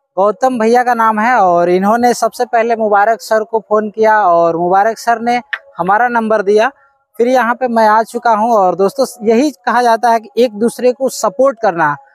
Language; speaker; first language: Hindi; native; Hindi